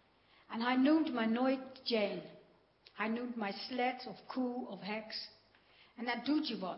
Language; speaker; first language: Dutch; non-native, fluent; English